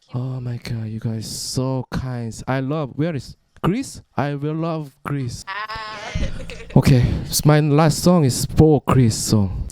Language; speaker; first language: English; non-native, learner; Korean